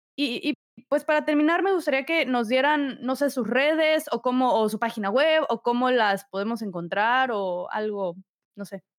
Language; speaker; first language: Spanish; native; Spanish